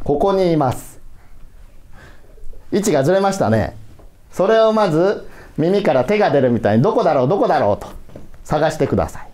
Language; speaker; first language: Japanese; native; Japanese